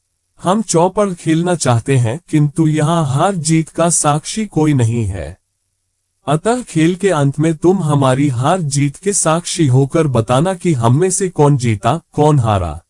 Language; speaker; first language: Hindi; native; Hindi